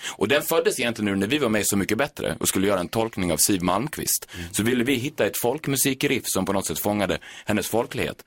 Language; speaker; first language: Swedish; native; Swedish